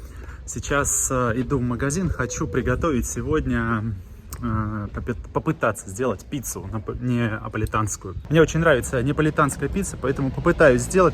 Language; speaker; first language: Russian; native; Russian